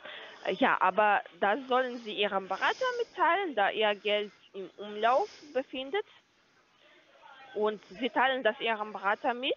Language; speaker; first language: German; non-native, learner; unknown